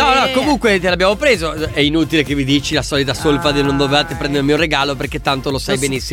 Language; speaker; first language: Italian; native; Italian